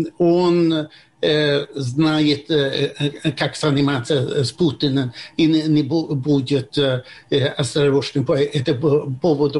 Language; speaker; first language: Russian; non-native, fluent; Swedish